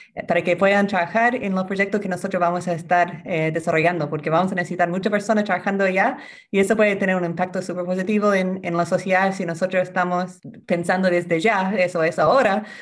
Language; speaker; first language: Spanish; non-native, fluent; English